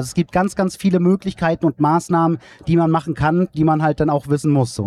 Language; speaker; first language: German; native; German